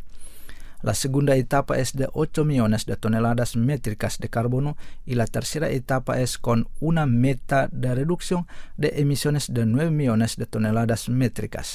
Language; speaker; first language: Spanish; non-native, fluent; Indonesian